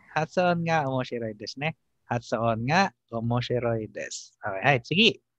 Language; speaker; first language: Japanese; non-native, fluent; Filipino